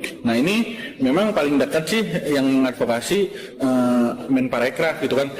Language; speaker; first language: Indonesian; native; Indonesian